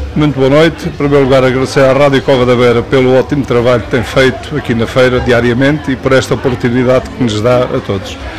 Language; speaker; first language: Portuguese; native; Portuguese